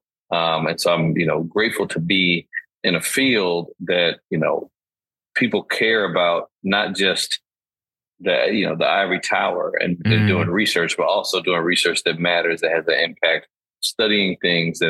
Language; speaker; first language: English; native; English